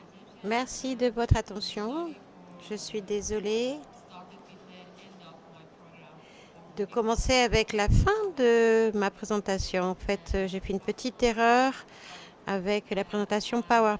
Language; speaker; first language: French; non-native, fluent; Persian